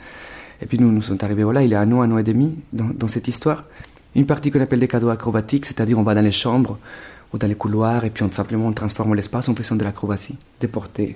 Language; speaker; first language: French; non-native, fluent; Spanish